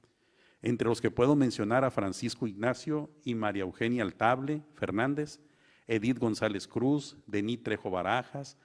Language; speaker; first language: Spanish; native; Spanish